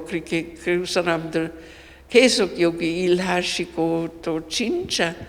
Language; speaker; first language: Korean; non-native, fluent; German